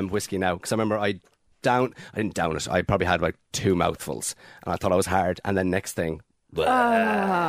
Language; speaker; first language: English; native; English